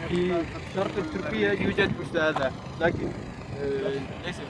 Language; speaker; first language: Arabic; non-native, learner; Turkish